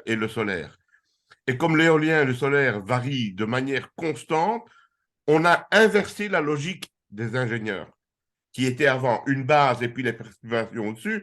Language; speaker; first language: French; native; French